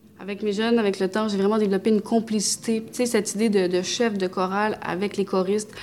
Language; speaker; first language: French; early bilingual, other home language; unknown